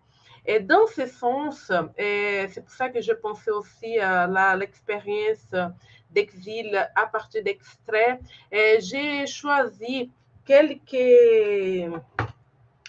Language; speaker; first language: French; non-native, fluent; Portuguese